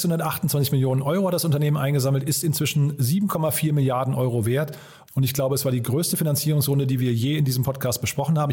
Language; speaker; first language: German; native; German